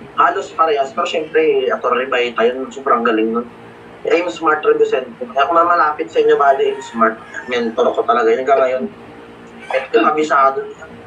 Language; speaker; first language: Filipino; non-native, local second language; Hiligaynon